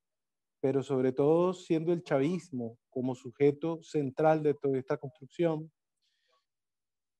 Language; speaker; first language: Spanish; native; Spanish